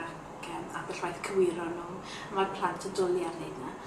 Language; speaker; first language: Welsh; non-native, local second language; English